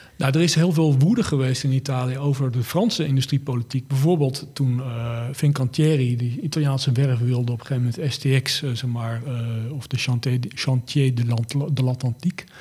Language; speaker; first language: Dutch; native; Dutch